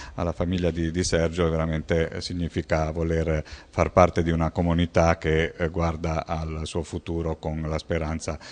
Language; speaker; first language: Italian; native; Italian